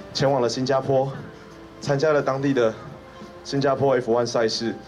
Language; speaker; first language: Chinese; native; Chinese